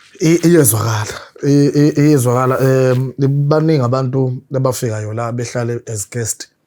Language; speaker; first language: Zulu; native; Zulu